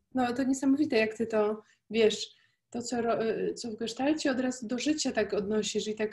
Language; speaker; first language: Polish; native; Polish